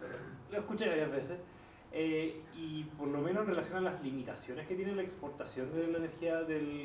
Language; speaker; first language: Spanish; native; Spanish